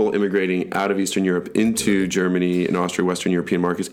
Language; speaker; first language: English; native; English